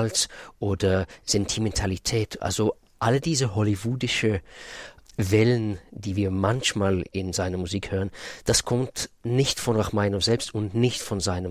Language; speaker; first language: German; non-native, fluent; Russian